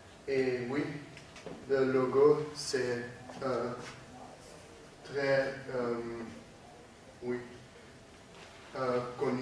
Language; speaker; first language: French; non-native, learner; Dutch